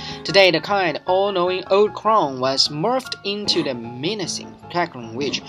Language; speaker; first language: English; non-native, fluent; Chinese